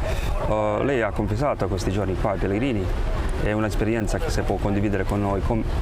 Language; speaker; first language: Italian; non-native, fluent; Croatian